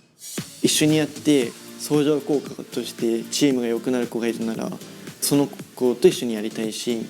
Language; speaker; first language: Japanese; native; Japanese